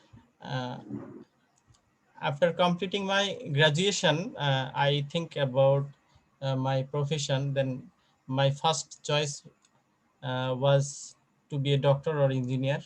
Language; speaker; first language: English; non-native, fluent; Bangla